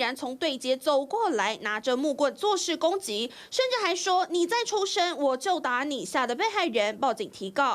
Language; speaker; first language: Chinese; native; Chinese